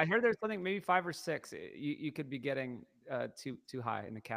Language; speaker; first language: English; native; English